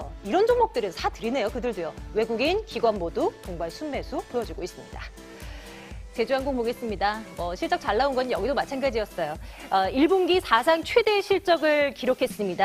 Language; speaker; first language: Korean; native; Korean